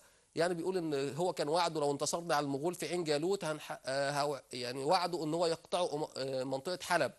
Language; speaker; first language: Arabic; native; Arabic